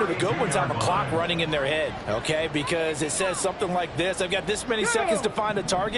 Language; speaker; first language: English; native; English